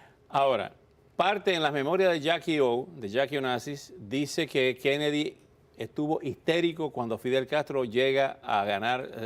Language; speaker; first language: Spanish; native; Spanish